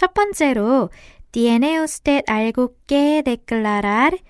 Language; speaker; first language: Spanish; non-native, fluent; Korean